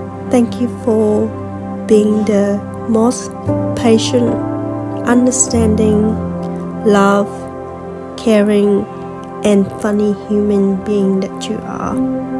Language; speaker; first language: English; non-native, fluent; Vietnamese